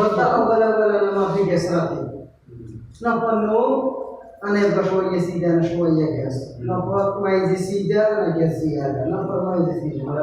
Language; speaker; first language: Hindi; non-native, learner; Bangla